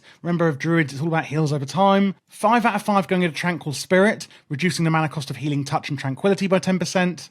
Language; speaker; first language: English; native; English